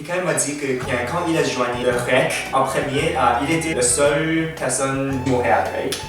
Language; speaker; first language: French; non-native, learner; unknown